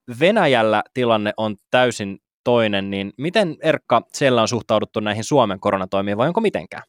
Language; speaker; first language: Finnish; native; Finnish